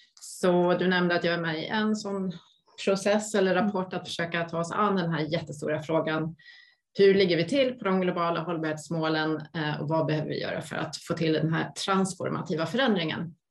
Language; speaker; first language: Swedish; native; Swedish